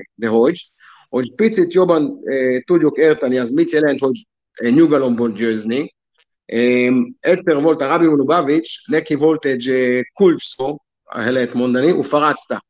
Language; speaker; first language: Hungarian; non-native, learner; Hebrew